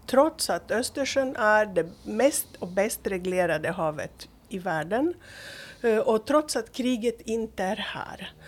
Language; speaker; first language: Swedish; non-native, fluent; Greek